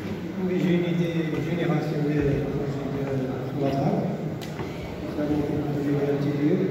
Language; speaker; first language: French; non-native, local second language; Arabic